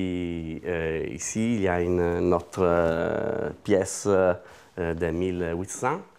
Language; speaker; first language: French; non-native, learner; Italian